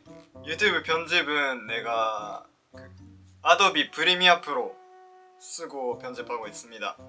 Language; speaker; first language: Korean; non-native, fluent; Japanese